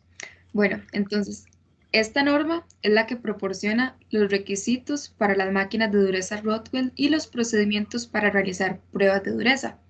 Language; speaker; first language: Spanish; native; Spanish